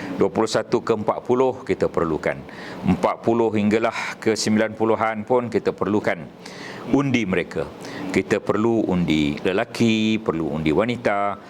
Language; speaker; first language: Malay; native; Malay